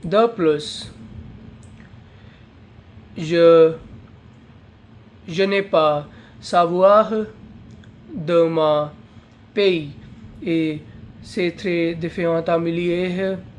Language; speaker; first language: French; non-native, learner; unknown